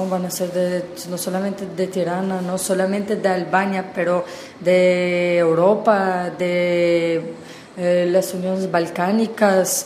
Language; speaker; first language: Spanish; non-native, fluent; Albanian